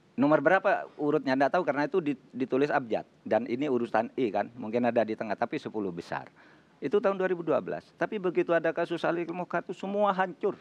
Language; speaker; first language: Indonesian; non-native, local second language; Madurese